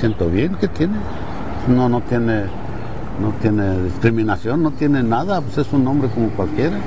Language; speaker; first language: Spanish; native; Spanish